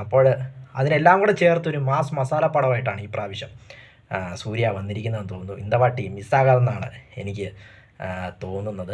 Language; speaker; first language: Malayalam; native; Malayalam